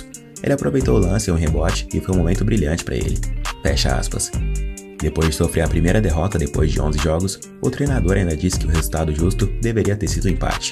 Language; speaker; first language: Portuguese; native; Portuguese